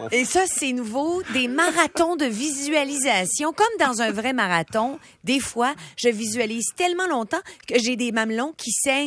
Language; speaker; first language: French; native; French